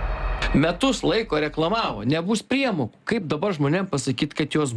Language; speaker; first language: Lithuanian; native; Lithuanian